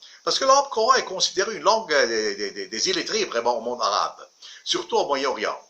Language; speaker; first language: French; non-native, local second language; Arabic